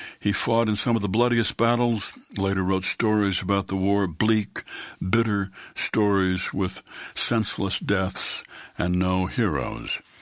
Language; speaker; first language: English; native; English